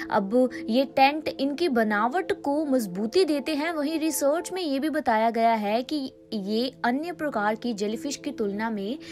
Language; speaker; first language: Hindi; native; Hindi